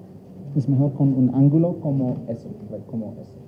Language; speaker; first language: Spanish; non-native, learner; English